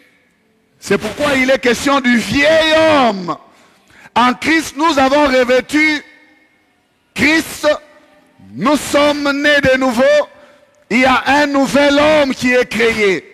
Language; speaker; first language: French; non-native, local second language; Swahili